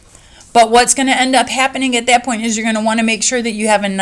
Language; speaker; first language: English; native; English